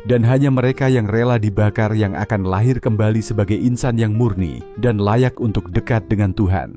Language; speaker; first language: Indonesian; native; Indonesian